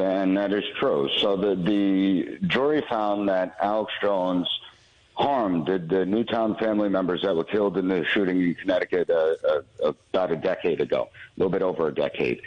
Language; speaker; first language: English; native; English